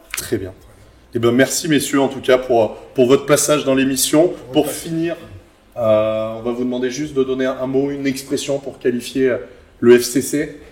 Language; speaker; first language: French; native; French